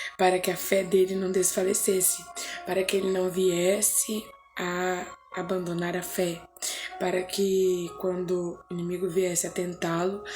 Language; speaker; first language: Portuguese; native; Portuguese